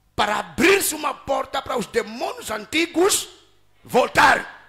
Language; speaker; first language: Portuguese; non-native, local second language; Tsonga